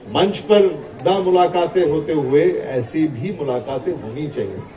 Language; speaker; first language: Hindi; non-native, local second language; Marathi